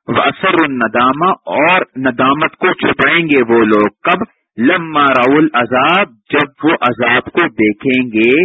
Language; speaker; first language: Urdu; native; Urdu